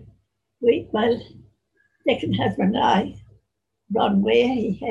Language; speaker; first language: English; native; English